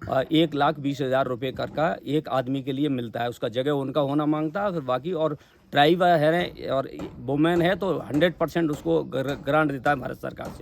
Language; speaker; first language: Hindi; native; Hindi